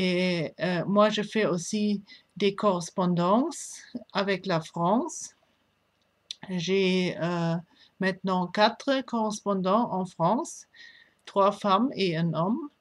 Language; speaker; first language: French; non-native, fluent; German